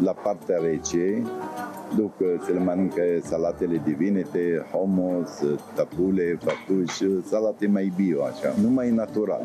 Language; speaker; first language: Romanian; non-native, fluent; Arabic